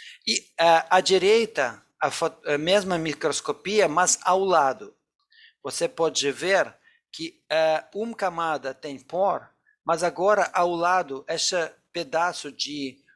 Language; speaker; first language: Portuguese; non-native, fluent; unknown